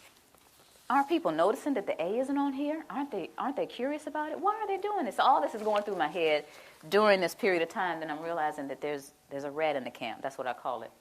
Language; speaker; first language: English; native; English